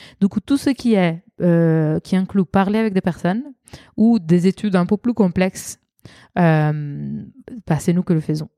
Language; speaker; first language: French; non-native, fluent; Italian